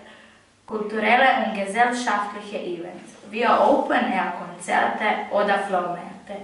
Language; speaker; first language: German; non-native, learner; Croatian